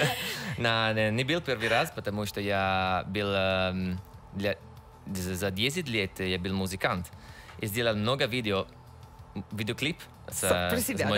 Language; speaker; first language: Russian; non-native, learner; Italian